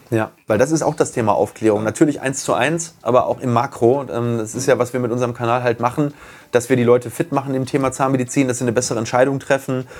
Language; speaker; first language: German; native; German